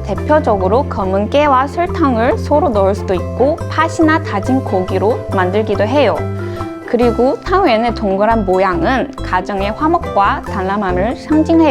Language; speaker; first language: Korean; non-native, fluent; Chinese